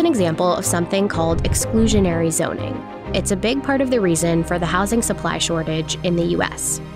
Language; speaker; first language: English; native; English